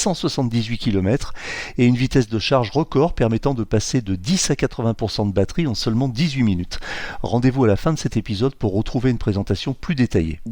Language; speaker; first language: French; native; French